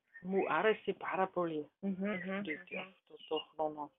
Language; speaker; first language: Greek; non-native, learner; German